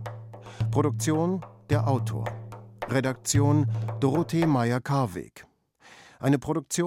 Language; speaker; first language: German; native; German